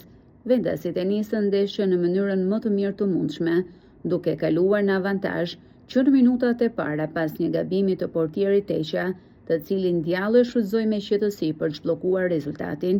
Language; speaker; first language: Albanian; native; Albanian